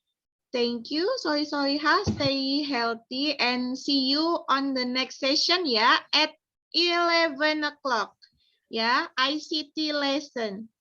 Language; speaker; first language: English; non-native, fluent; Indonesian